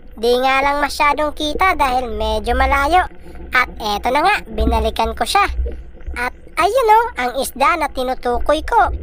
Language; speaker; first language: Filipino; non-native, local second language; Cebuano